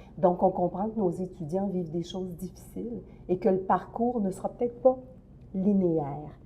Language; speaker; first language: French; native; French